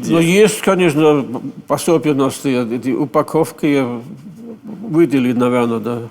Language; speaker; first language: Russian; non-native, fluent; German